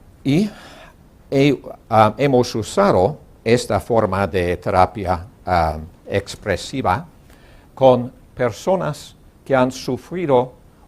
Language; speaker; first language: Spanish; non-native, learner; English